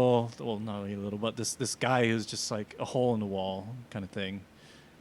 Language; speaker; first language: English; native; English